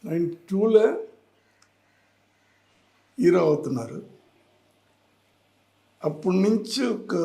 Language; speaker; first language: Telugu; non-native, learner; Tamil